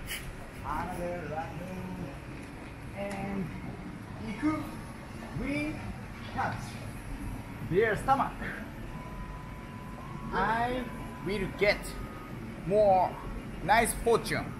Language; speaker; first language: English; non-native, learner; Japanese